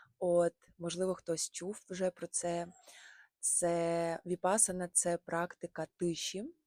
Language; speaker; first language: Ukrainian; non-native, local second language; Russian